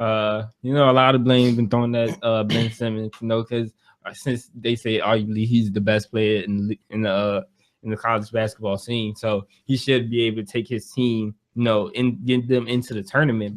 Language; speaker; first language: English; native; English